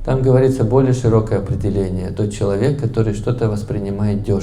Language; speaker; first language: Russian; native; Russian